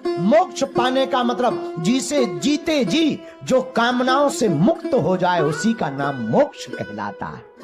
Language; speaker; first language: Hindi; native; Hindi